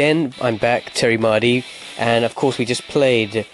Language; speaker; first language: English; native; English